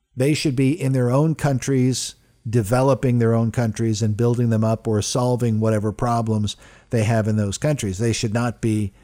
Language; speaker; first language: English; early bilingual, other home language; Italian